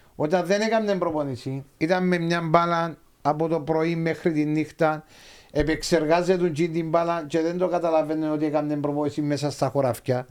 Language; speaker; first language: Greek; native; Greek